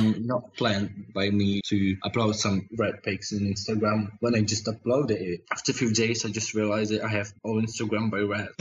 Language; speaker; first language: English; non-native, learner; Russian